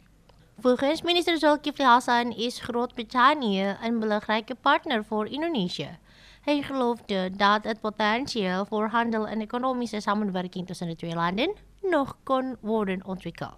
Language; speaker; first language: Dutch; non-native, fluent; Indonesian